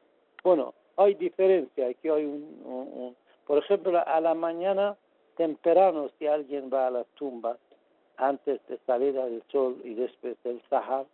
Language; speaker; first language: Spanish; non-native, fluent; Persian